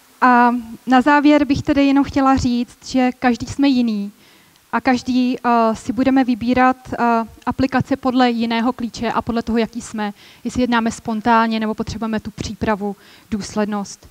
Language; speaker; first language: Czech; native; Czech